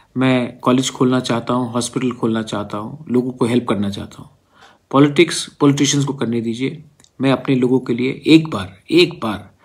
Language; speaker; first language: Hindi; non-native, local second language; Kok Borok